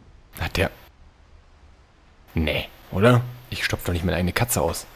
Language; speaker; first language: German; native; German